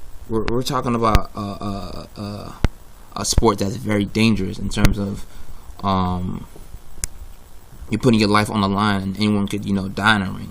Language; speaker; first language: English; native; English